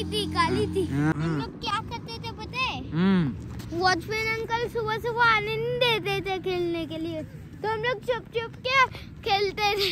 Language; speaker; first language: Hindi; native; Hindi